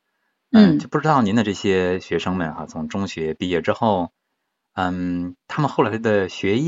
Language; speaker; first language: Chinese; native; Chinese